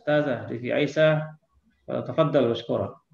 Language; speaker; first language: Arabic; non-native, fluent; Indonesian